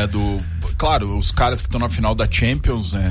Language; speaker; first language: Portuguese; native; Portuguese